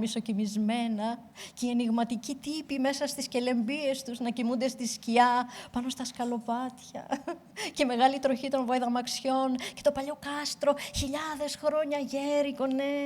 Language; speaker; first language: Greek; native; Greek